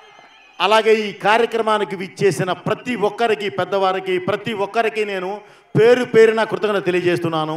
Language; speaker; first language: Telugu; native; Telugu